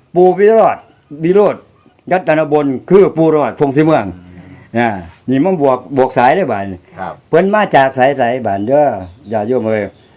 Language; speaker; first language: Thai; native; Thai